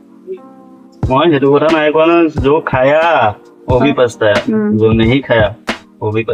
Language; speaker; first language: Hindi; non-native, local second language; Assamese